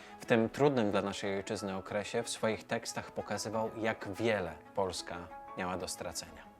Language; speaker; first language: Polish; native; Polish